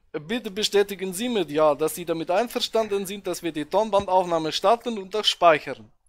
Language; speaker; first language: German; native; German